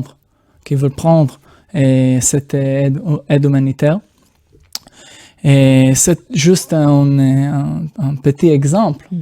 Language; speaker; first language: French; non-native, fluent; Hebrew